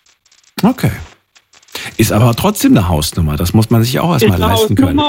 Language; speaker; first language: German; native; German